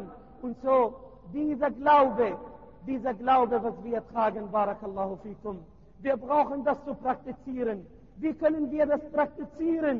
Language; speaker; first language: German; non-native, learner; Arabic